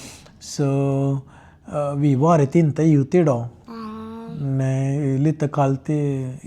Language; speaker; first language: Swedish; non-native, learner; Malayalam